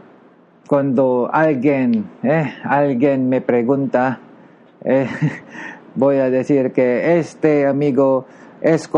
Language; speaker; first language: Spanish; non-native, learner; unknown